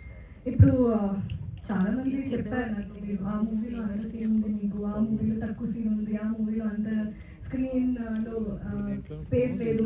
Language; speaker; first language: Telugu; non-native, learner; Hindi